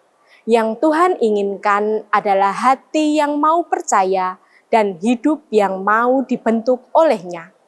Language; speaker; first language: Indonesian; native; Indonesian